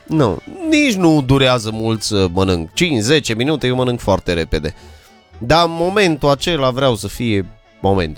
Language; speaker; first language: Romanian; native; Romanian